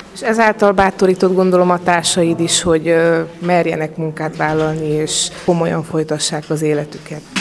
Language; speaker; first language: Hungarian; native; Hungarian